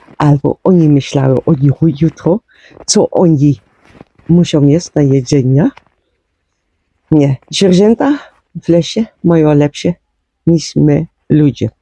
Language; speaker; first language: Polish; non-native, learner; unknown